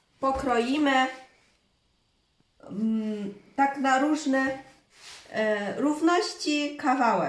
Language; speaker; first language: Polish; non-native, learner; Chinese